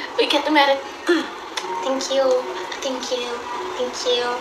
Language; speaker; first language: English; non-native, learner; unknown